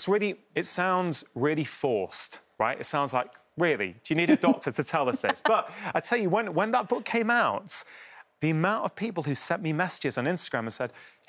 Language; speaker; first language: English; native; English